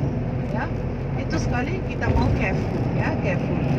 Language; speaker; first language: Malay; non-native, learner; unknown